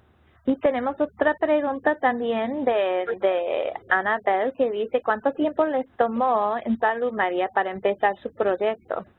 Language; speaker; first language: Spanish; non-native, local second language; English